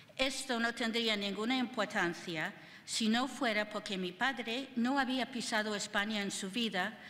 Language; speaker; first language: Spanish; non-native, fluent; English